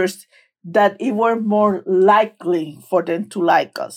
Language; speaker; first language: English; non-native, fluent; Spanish